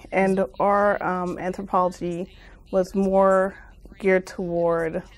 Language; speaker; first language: English; native; English